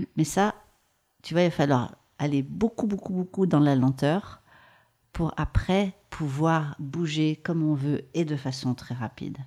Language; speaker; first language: French; native; French